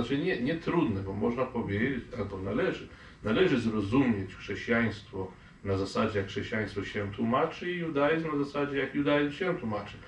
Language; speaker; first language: Polish; non-native, fluent; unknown